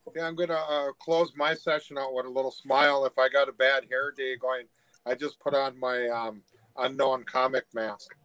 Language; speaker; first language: English; native; English